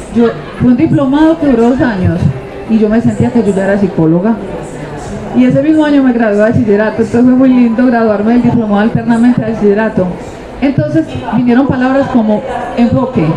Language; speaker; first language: Spanish; native; Spanish